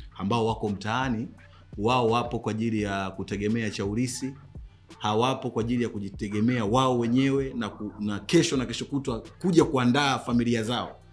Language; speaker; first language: Swahili; native; Swahili